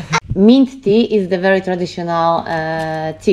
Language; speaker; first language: English; non-native, learner; Polish